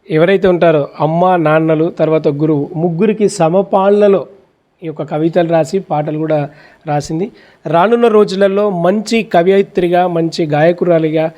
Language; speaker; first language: Telugu; native; Telugu